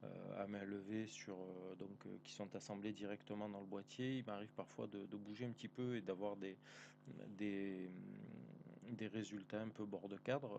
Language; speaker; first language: French; native; French